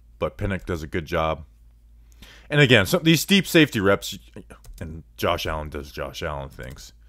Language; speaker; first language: English; native; English